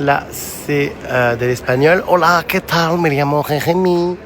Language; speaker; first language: French; native; French